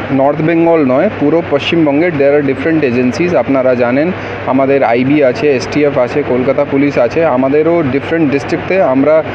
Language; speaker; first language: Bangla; non-native, local second language; Hindi